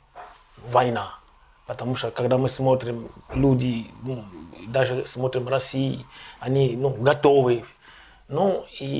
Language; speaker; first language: Russian; non-native, local second language; Ukrainian